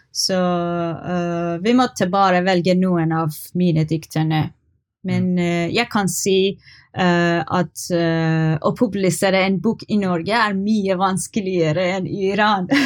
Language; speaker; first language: Norwegian; non-native, learner; Persian